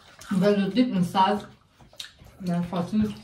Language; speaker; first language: German; non-native, learner; Vietnamese